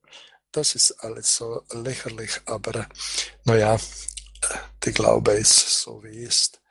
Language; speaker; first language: German; non-native, fluent; Croatian